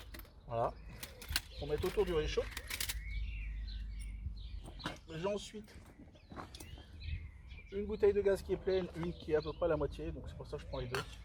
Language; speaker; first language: French; native; French